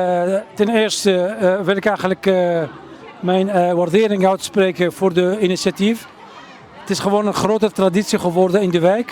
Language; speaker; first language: Dutch; early bilingual, other home language; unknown